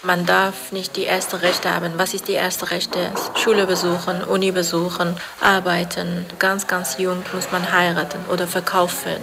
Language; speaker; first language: German; non-native, fluent; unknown